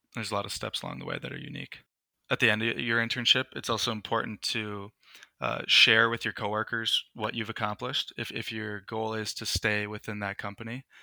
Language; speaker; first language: English; native; English